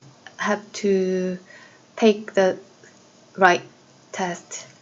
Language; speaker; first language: English; non-native, learner; Korean